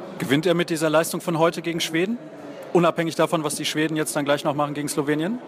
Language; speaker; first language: German; native; German